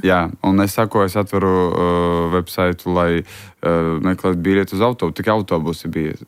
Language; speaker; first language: Latvian; non-native, local second language; Russian